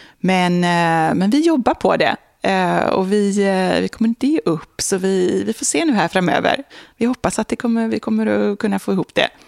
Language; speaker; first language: Swedish; native; Swedish